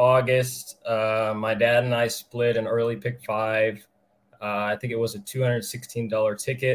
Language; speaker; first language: English; native; English